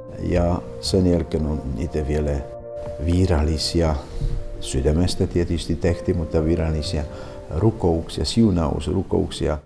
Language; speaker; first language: Finnish; non-native, fluent; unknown